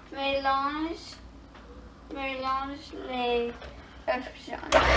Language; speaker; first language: French; non-native, learner; English